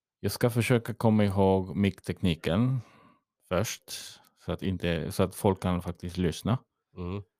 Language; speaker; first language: Swedish; early bilingual, heritage; English